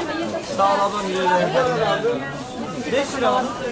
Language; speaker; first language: Turkish; native; Turkish